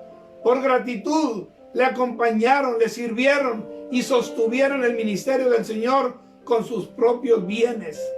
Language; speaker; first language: Spanish; native; Spanish